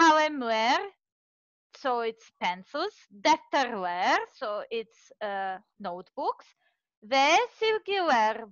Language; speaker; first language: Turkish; non-native, learner; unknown